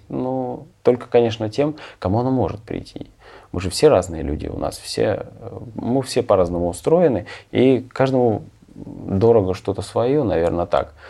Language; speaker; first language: Russian; native; Russian